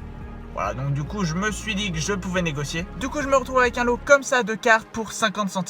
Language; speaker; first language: French; native; French